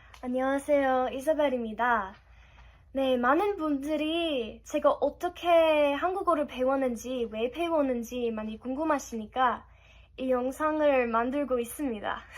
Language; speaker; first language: Korean; non-native, fluent; English